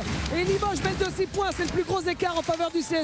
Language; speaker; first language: French; native; French